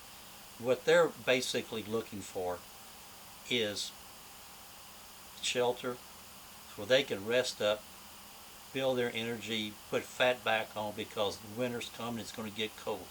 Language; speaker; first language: English; native; English